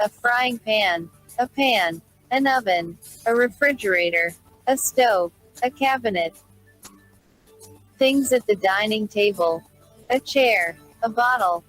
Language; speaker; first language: English; non-native, learner; Indonesian